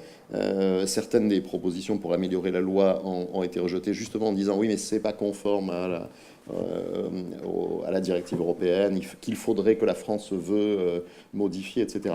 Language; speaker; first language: French; native; French